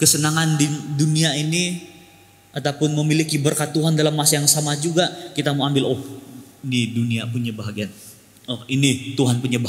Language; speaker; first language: Malay; native; Malay